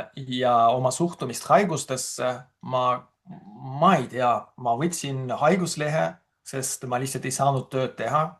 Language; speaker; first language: Estonian; non-native, fluent; Russian